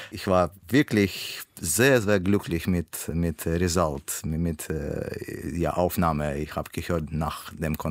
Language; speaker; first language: German; non-native, learner; Russian